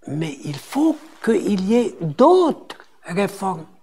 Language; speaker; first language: French; non-native, local second language; Arabic